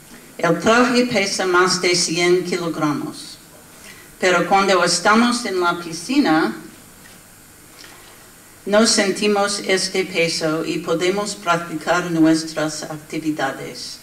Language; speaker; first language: Spanish; non-native, learner; English